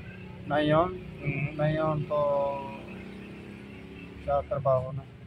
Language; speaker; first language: Filipino; non-native, learner; Punjabi